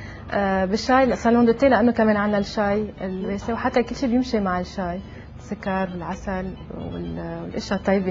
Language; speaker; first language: Arabic; native; Arabic